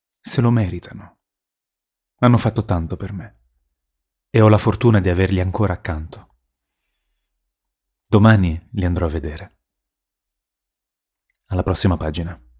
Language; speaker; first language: Italian; native; Italian